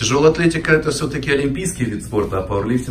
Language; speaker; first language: Russian; native; Russian